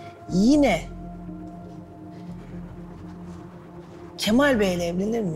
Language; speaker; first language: Turkish; native; Turkish